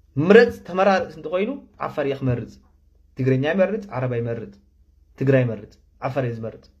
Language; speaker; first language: Tigrinya; non-native, local second language; Afar